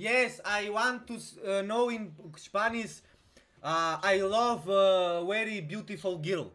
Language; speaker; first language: English; non-native, learner; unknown